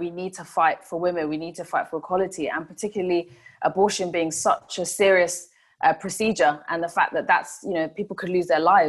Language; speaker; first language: English; non-native, local second language; Swahili